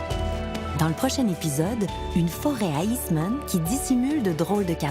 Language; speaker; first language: French; native; French